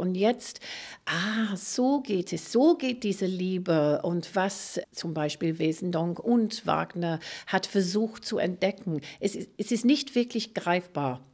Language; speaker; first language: German; non-native, fluent; English